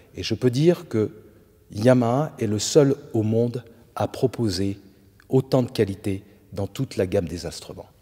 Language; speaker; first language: French; native; French